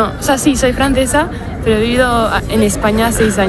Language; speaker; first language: Spanish; non-native, fluent; French